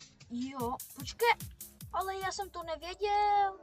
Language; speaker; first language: Czech; early bilingual, other home language; Russian